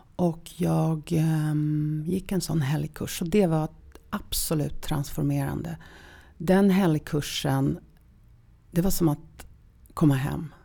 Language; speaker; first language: Swedish; early bilingual, other home language; Polish